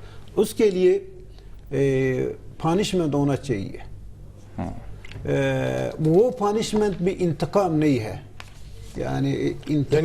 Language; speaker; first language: Hindi; non-native, learner; Turkish